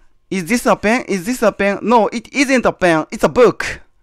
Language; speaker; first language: English; non-native, learner; Japanese